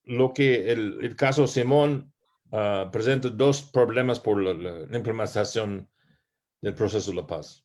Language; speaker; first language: Spanish; non-native, learner; English